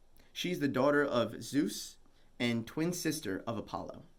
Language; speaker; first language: English; native; English